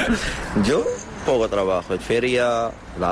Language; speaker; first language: Spanish; non-native, learner; Arabic